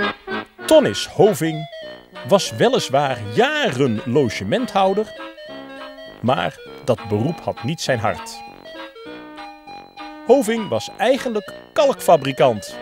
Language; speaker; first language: Dutch; native; Dutch